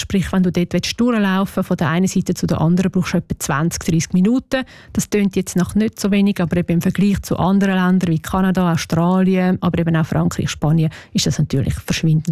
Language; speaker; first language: German; native; German